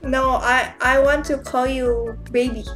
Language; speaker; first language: English; non-native, learner; Indonesian